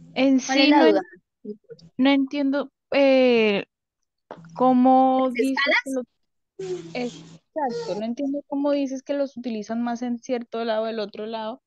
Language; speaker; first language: Spanish; native; Spanish